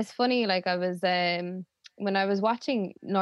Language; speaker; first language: English; native; English